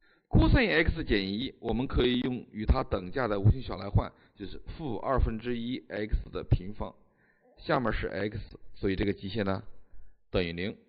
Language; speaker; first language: Chinese; native; Chinese